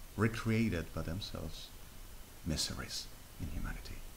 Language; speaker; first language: English; non-native, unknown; Spanish